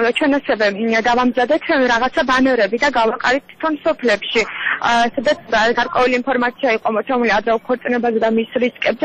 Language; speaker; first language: Georgian; non-native, local second language; Chechen